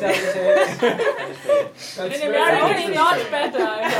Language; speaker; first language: English; non-native, learner; Chinese